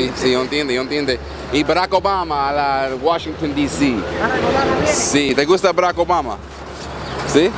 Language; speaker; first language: Spanish; non-native, learner; English